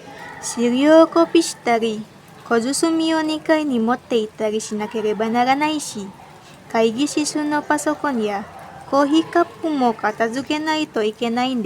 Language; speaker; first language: Japanese; non-native, learner; Indonesian